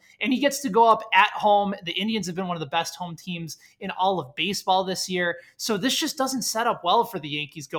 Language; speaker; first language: English; native; English